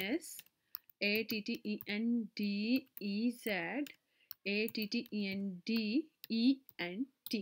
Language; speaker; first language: French; non-native, fluent; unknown